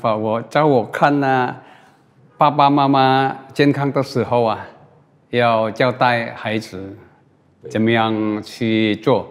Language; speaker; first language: Chinese; non-native, fluent; Indonesian